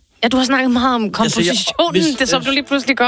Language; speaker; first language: Danish; native; Danish